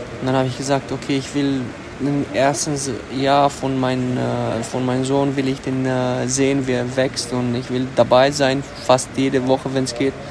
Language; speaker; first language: German; early bilingual, other home language; Romanian